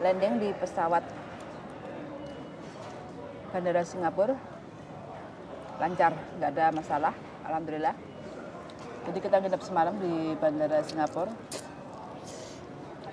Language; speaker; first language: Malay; non-native, local second language; Javanese